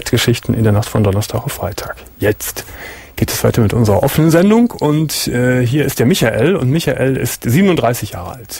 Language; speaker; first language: German; native; German